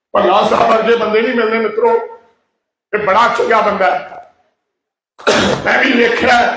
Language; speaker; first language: Hindi; non-native, local second language; Punjabi